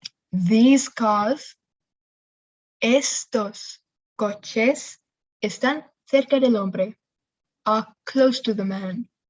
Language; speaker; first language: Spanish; non-native, fluent; English